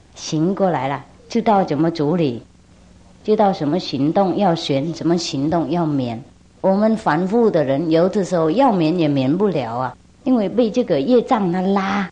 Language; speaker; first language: Chinese; non-native, fluent; Vietnamese